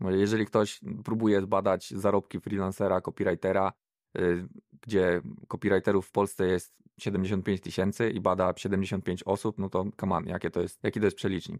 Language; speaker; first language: Polish; native; Polish